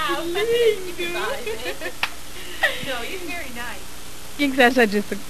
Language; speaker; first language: Portuguese; native; Portuguese